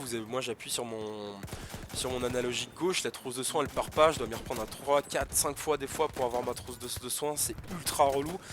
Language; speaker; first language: French; native; French